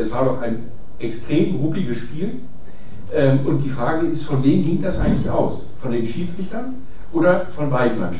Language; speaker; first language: German; native; German